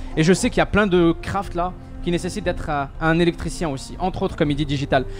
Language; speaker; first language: French; non-native, local second language; Arabic